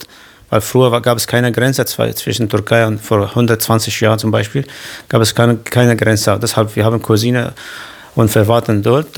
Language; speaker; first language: German; non-native, local second language; Kurdish